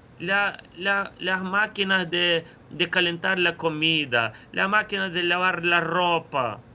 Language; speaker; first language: Spanish; non-native, fluent; Ukrainian